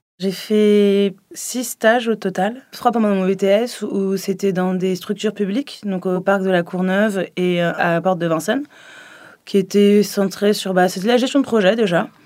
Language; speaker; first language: French; native; French